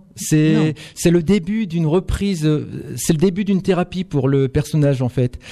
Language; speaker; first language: French; native; French